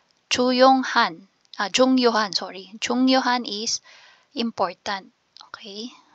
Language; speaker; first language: English; non-native, local second language; Filipino